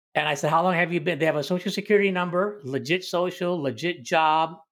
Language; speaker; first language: English; early bilingual, other home language; Hindi